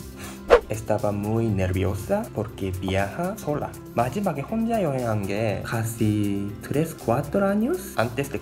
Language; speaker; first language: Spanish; non-native, learner; Japanese